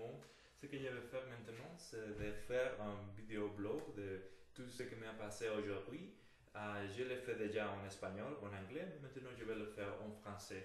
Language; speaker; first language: French; non-native, fluent; Spanish